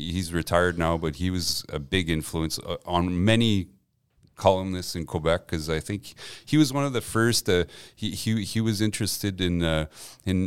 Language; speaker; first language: English; non-native, fluent; French